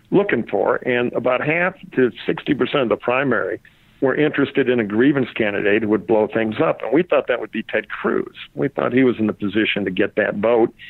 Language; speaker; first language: English; native; English